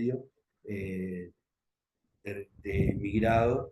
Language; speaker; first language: Spanish; native; Spanish